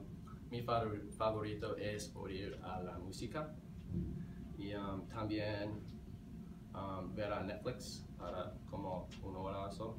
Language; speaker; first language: Spanish; non-native, learner; English